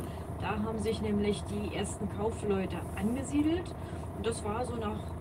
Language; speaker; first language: German; native; German